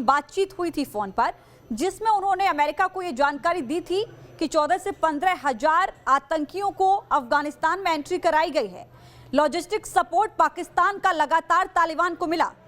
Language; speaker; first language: Hindi; native; Hindi